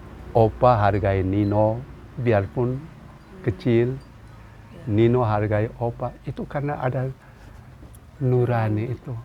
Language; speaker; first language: Indonesian; non-native, local second language; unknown